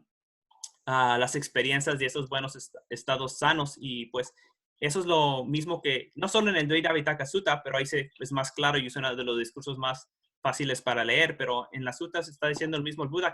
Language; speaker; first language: Spanish; early bilingual, heritage; Spanish